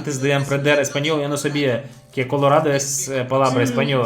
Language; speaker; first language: Spanish; non-native, fluent; Russian